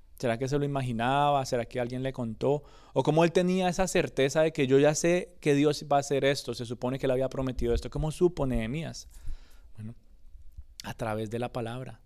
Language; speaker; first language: Spanish; early bilingual, other home language; English